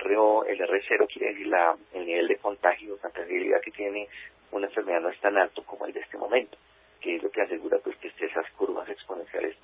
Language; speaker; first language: Spanish; native; Spanish